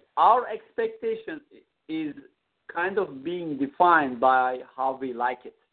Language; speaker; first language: English; non-native, fluent; Turkish